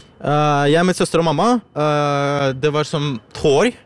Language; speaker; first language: Norwegian; non-native, learner; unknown